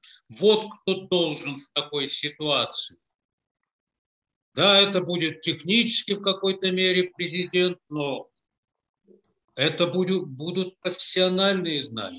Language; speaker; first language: Russian; native; Russian